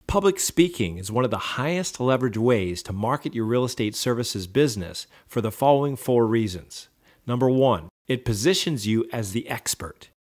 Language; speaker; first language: English; native; English